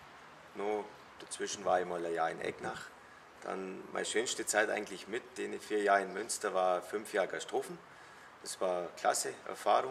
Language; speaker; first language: German; native; German